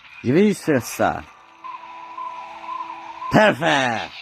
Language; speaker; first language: French; non-native, learner; English